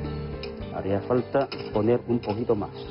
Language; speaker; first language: Spanish; non-native, fluent; Chinese